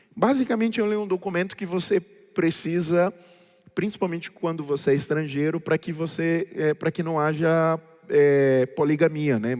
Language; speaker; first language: Portuguese; non-native, local second language; Kabuverdianu